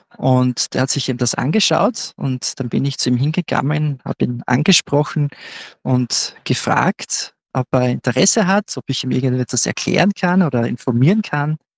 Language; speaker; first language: German; native; German